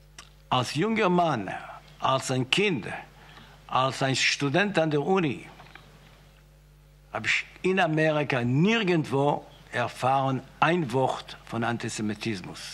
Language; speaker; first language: German; non-native, fluent; Yiddish